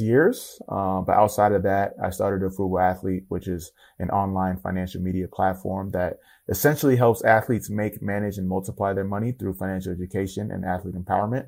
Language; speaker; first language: English; native; English